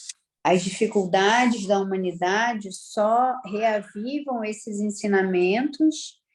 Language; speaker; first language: Portuguese; native; Portuguese